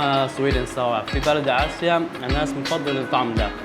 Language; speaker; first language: Arabic; non-native, fluent; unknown